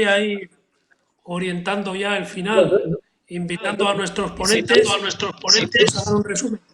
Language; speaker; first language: Spanish; native; Spanish